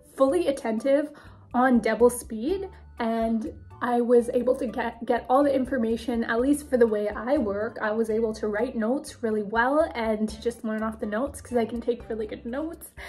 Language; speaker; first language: English; native; English